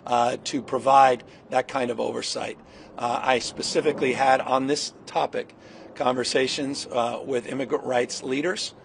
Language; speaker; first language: English; native; English